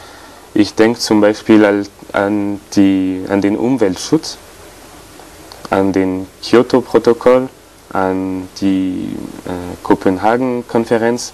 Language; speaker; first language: German; non-native, fluent; French